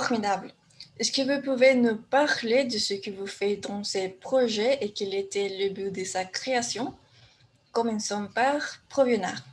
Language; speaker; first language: French; non-native, learner; Spanish